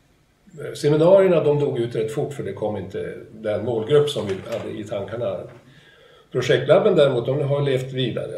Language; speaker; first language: Swedish; native; Swedish